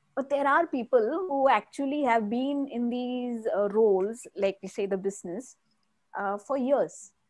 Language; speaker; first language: English; non-native, local second language; Malayalam